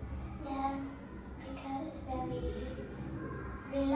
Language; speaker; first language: English; non-native, learner; Vietnamese